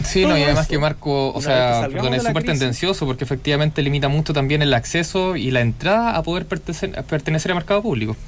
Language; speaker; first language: Spanish; native; Spanish